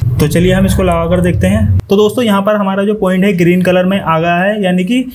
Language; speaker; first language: Hindi; native; Hindi